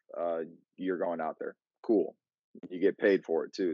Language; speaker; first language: English; native; English